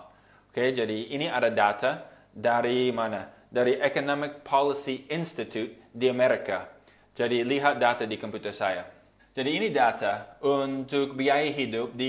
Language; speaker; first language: Indonesian; non-native, fluent; English